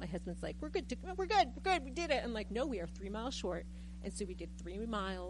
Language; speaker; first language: English; native; English